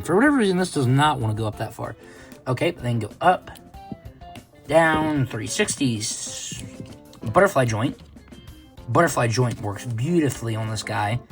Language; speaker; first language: English; native; English